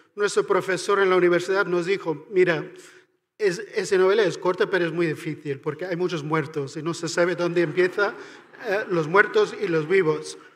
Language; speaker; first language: Spanish; non-native, fluent; Irish